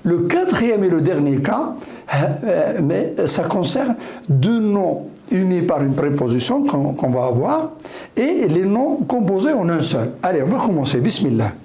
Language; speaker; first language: French; non-native, local second language; Arabic